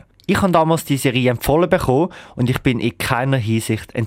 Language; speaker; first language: German; native; German